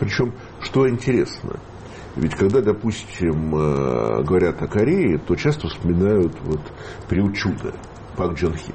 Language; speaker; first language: Russian; native; Russian